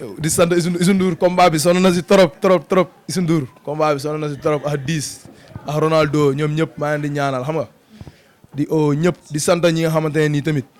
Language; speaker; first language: Wolof; native; Wolof